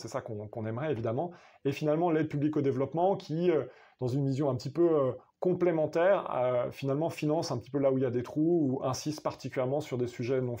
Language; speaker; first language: French; native; French